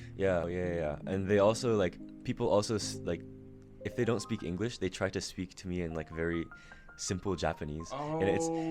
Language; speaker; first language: English; early bilingual, other home language; Japanese